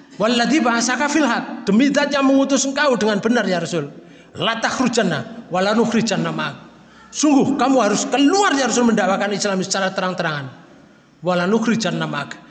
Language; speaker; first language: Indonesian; non-native, local second language; Javanese